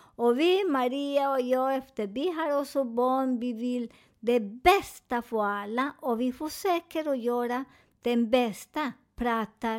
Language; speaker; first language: Swedish; non-native, learner; Spanish